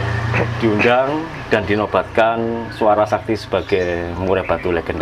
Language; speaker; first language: Indonesian; native; Indonesian